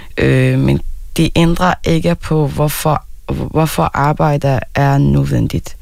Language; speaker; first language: Danish; non-native, fluent; Arabic